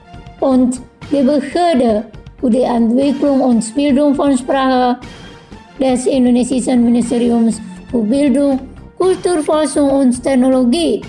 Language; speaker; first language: German; non-native, fluent; Indonesian